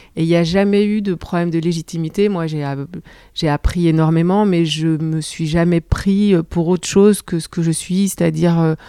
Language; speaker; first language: French; native; French